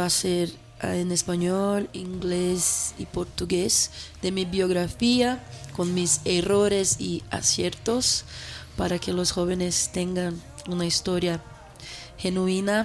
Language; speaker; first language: Spanish; non-native, fluent; Portuguese